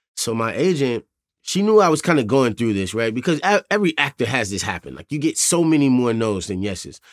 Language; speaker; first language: English; native; English